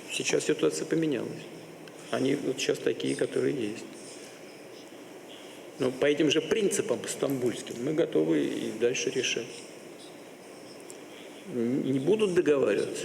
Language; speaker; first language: Russian; native; Russian